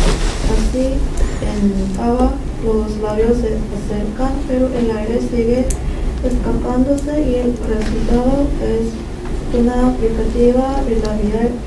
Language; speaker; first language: Spanish; non-native, learner; Korean